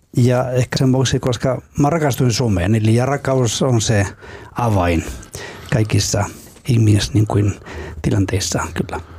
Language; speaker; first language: Finnish; non-native, fluent; Spanish